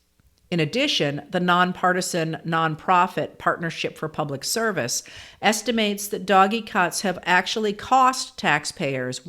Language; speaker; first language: English; native; English